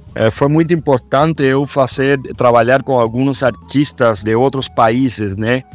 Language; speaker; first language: Portuguese; non-native, fluent; Spanish